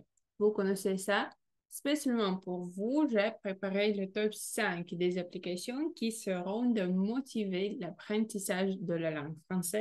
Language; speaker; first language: French; non-native, fluent; Russian